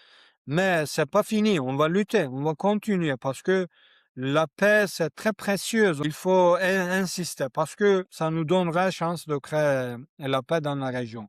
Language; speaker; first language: French; non-native, learner; Kurdish